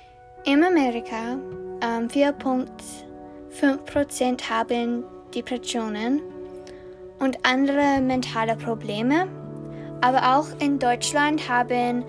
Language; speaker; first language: German; non-native, learner; English